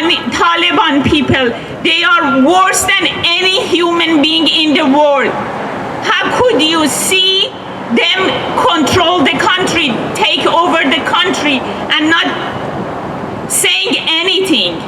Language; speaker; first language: English; non-native, fluent; Persian